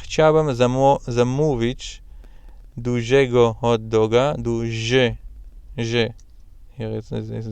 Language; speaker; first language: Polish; non-native, learner; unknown